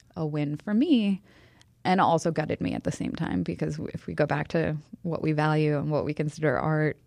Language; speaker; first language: English; native; English